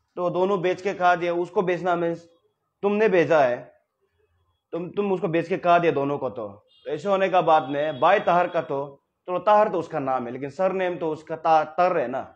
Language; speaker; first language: Hindi; non-native, local second language; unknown